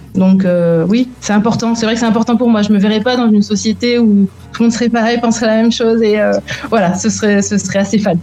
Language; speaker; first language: French; native; French